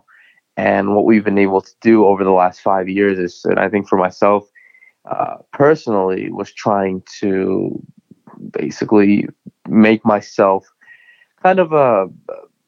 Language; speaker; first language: English; native; English